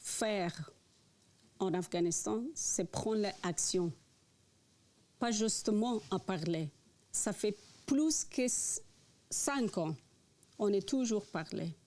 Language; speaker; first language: French; non-native, learner; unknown